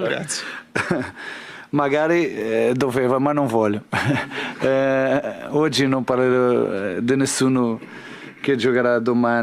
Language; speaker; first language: Italian; non-native, learner; Portuguese